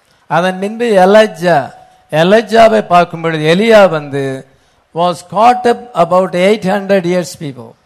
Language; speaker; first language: English; non-native, local second language; Tamil